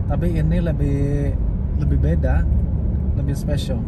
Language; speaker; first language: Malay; non-native, learner; Chinese